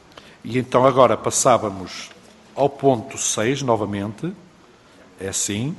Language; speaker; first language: Portuguese; native; Portuguese